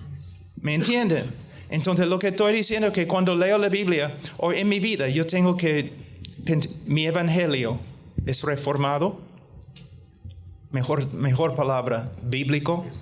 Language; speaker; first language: Spanish; non-native, fluent; English